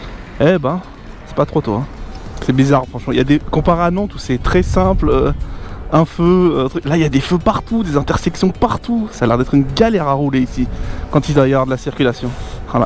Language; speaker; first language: French; native; French